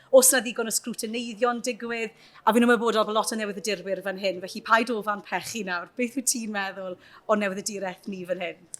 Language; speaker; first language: Welsh; native; Welsh